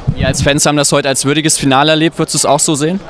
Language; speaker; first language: German; native; German